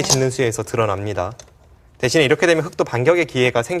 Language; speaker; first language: Korean; native; Korean